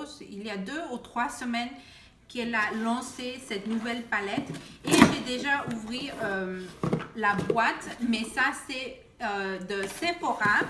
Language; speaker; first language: French; non-native, fluent; Spanish